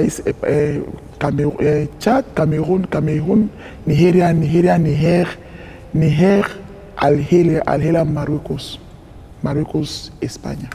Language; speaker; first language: Spanish; non-native, learner; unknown